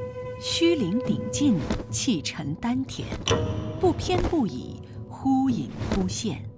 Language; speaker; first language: Chinese; native; Chinese